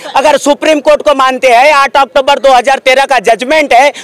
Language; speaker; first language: Hindi; non-native, local second language; Marathi